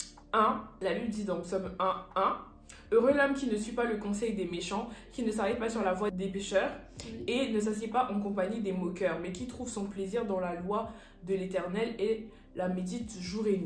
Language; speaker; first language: French; native; French